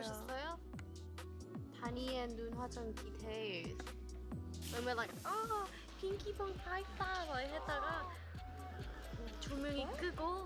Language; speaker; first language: Korean; non-native, fluent; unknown